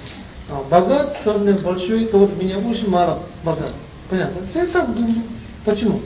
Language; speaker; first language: Russian; non-native, learner; Tibetan